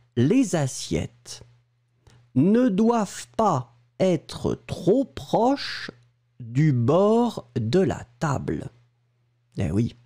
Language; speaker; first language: French; native; French